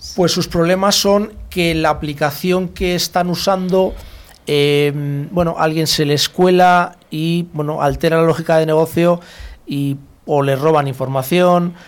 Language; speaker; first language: Spanish; native; Spanish